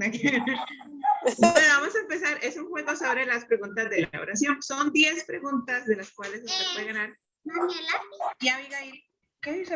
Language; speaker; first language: Spanish; native; Spanish